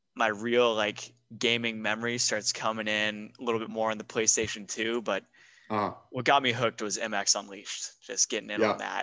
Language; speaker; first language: English; native; English